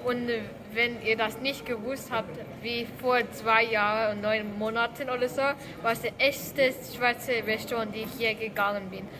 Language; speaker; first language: German; non-native, learner; English